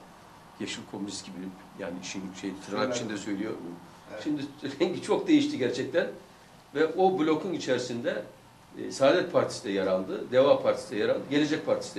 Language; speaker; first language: Turkish; native; Turkish